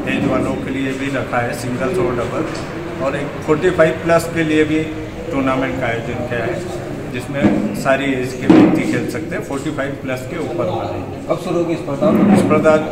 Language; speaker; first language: Hindi; native; Hindi